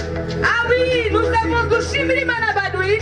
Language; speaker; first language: French; non-native, local second language; Rundi